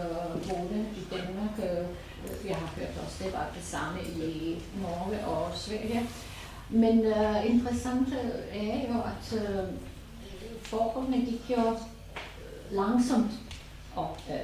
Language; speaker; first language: Danish; non-native, fluent; Serbian